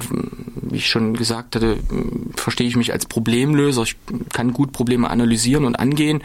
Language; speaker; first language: German; native; German